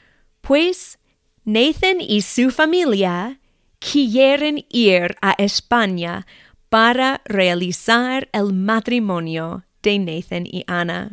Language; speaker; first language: Spanish; non-native, fluent; English